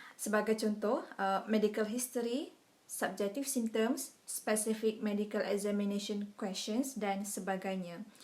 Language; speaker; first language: Malay; native; Malay